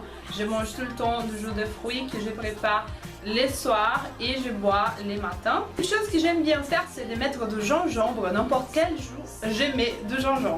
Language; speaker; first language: French; non-native, fluent; Portuguese